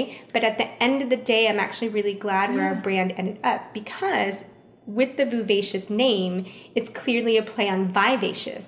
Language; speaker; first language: English; early bilingual, other home language; Vietnamese